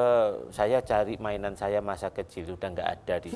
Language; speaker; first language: Indonesian; native; Indonesian